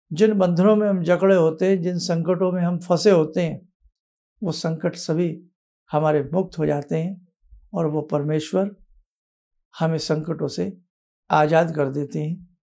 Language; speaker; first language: Hindi; native; Hindi